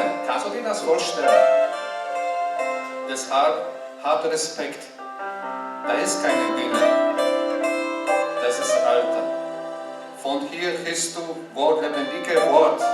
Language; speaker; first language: German; non-native, learner; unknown